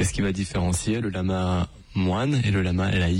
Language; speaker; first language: French; native; French